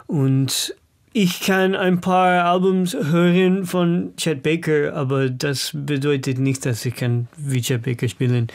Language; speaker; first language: German; non-native, learner; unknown